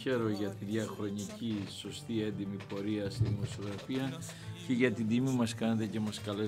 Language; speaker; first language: Greek; native; Greek